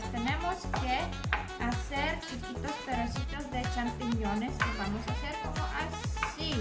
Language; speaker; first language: Spanish; non-native, learner; Polish